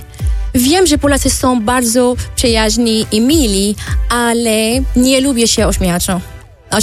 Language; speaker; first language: Polish; non-native, learner; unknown